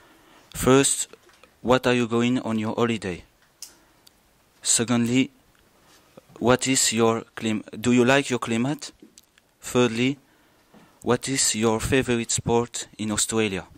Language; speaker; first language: English; non-native, learner; French